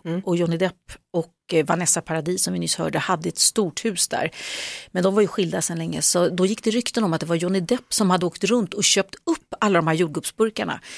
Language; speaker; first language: Swedish; native; Swedish